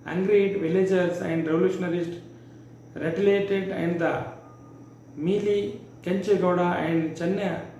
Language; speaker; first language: English; non-native, local second language; Kannada